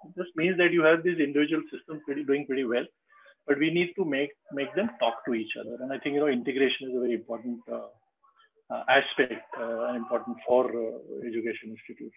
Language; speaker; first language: English; non-native, local second language; Marathi